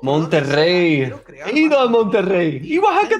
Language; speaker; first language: Spanish; non-native, fluent; English